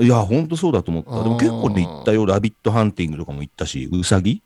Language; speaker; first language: Japanese; native; Japanese